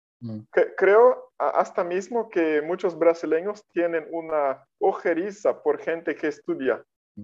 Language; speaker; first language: Spanish; non-native, fluent; Portuguese